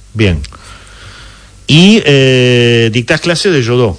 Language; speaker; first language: Spanish; native; Spanish